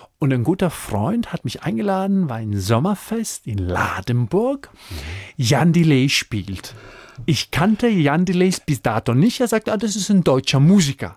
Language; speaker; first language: German; non-native, fluent; Croatian